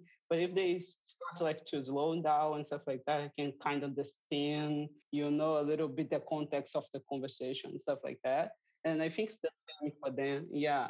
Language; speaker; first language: English; non-native, fluent; Portuguese